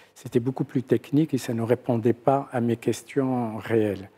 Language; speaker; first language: French; non-native, local second language; Arabic